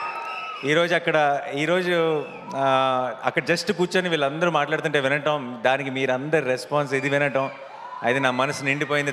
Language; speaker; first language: Telugu; native; Telugu